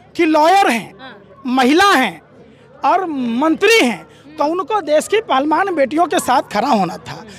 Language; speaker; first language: Hindi; native; Hindi